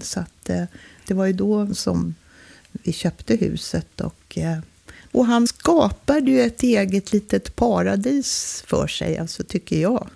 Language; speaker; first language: Swedish; native; Swedish